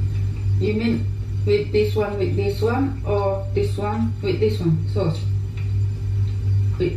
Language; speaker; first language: English; non-native, local second language; Indonesian